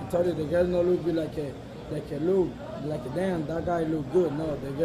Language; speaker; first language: English; non-native, learner; Spanish